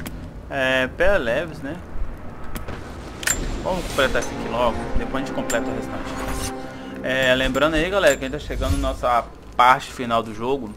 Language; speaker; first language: Portuguese; native; Portuguese